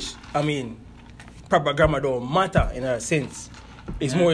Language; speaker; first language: English; non-native, local second language; Jamaican Creole English